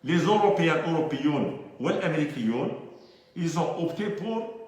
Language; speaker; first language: French; non-native, local second language; Arabic